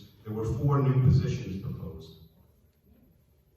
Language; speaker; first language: English; native; English